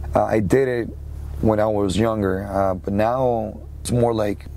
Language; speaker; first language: English; non-native, fluent; Spanish